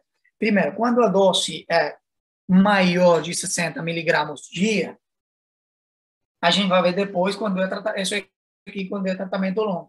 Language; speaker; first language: Portuguese; non-native, fluent; Spanish